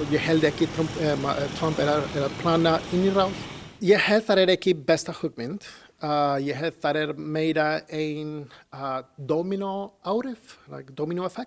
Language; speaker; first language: Icelandic; non-native, learner; Spanish